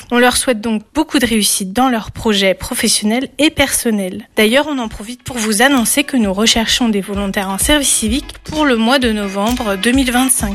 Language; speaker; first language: French; native; French